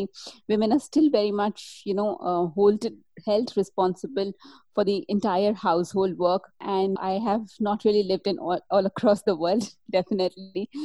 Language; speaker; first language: English; non-native, local second language; Hindi